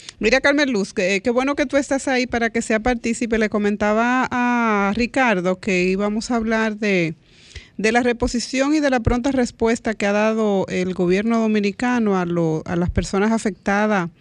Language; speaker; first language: Spanish; native; Spanish